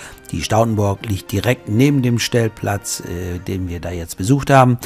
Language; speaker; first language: German; native; German